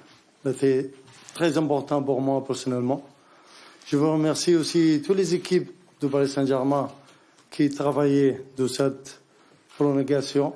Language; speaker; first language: French; non-native, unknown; Arabic